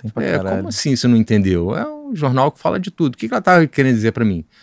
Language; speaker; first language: Portuguese; native; Portuguese